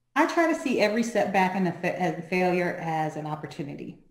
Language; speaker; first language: English; native; English